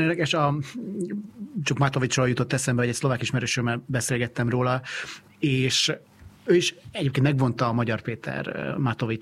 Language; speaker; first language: Hungarian; native; Hungarian